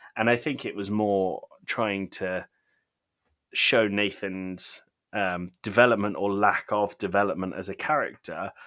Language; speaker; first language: English; native; English